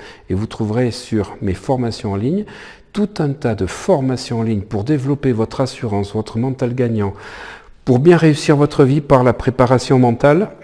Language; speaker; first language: French; native; French